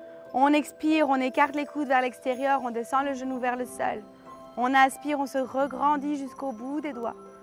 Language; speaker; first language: French; native; French